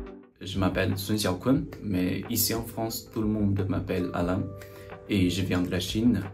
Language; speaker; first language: French; non-native, learner; Chinese